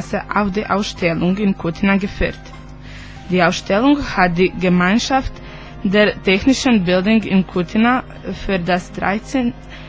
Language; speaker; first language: German; non-native, learner; Croatian